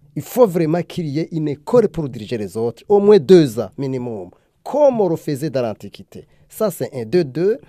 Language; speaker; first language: French; non-native, local second language; Rundi